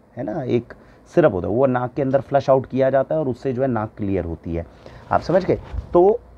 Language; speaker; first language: Hindi; native; Hindi